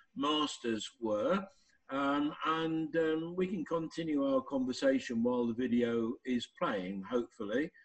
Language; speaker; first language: English; native; English